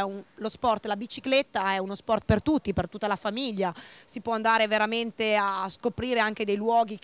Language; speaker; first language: Italian; native; Italian